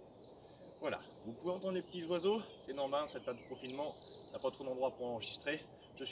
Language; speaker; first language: French; native; French